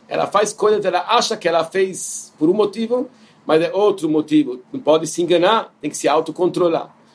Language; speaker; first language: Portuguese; non-native, fluent; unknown